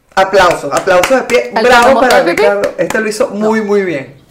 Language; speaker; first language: Spanish; native; Spanish